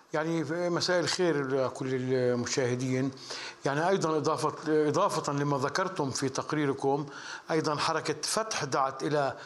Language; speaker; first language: Arabic; native; Arabic